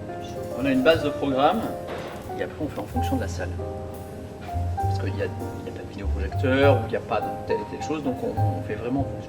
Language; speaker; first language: French; native; French